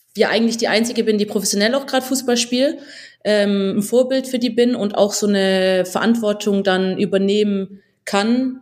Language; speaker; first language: German; early bilingual, other home language; Albanian